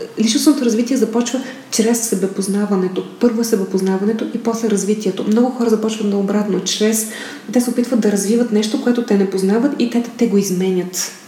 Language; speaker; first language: Bulgarian; native; Bulgarian